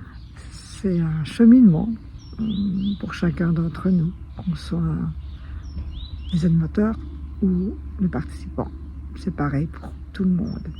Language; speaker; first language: French; native; French